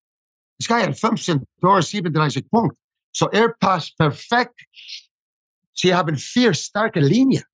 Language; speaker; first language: German; non-native, fluent; English